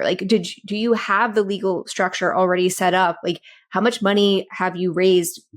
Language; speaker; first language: English; native; English